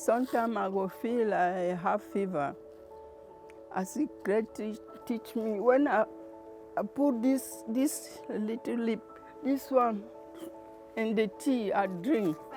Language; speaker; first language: English; non-native, learner; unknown